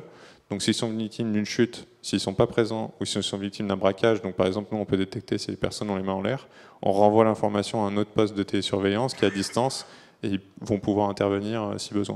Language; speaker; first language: French; native; French